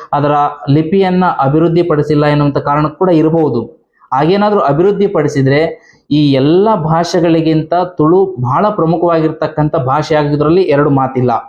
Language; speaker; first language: Kannada; native; Kannada